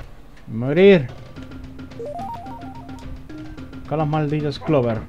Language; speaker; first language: Spanish; native; Spanish